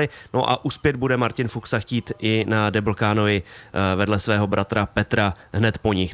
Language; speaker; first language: Czech; native; Czech